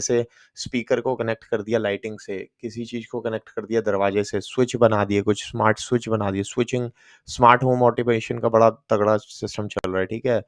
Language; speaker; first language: Hindi; native; Hindi